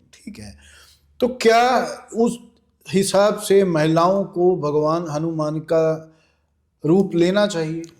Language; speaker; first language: Hindi; non-native, local second language; Punjabi